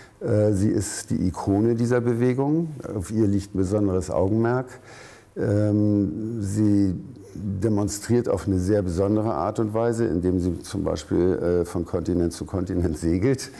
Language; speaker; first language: German; native; German